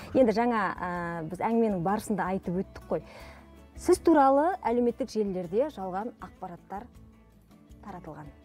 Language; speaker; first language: Kazakh; native; Kazakh